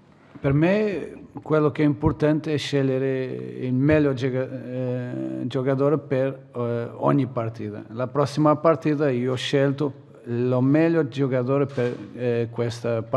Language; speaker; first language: Italian; non-native, fluent; Portuguese